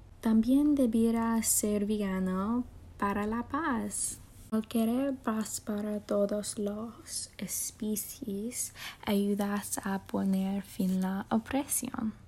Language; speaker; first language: Spanish; non-native, learner; English